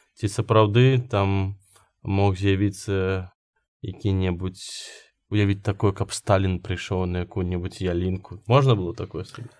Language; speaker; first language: Belarusian; non-native, local second language; Russian